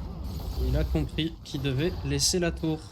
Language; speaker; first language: French; native; French